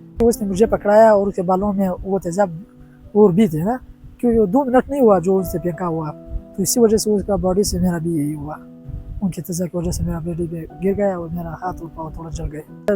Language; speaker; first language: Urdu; non-native, local second language; Pashto